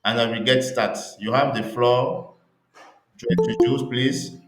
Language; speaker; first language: English; non-native, local second language; French